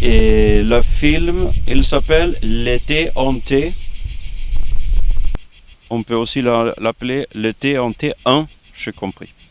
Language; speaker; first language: French; non-native, fluent; Swedish